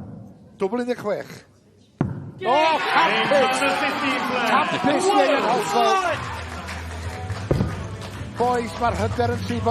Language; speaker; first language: Welsh; native; Welsh